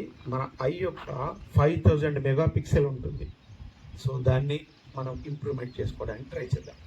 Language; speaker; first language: Telugu; native; Telugu